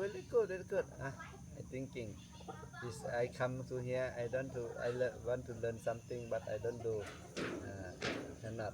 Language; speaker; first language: English; non-native, learner; Thai